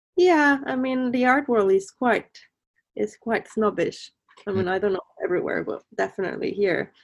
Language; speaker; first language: English; non-native, fluent; Spanish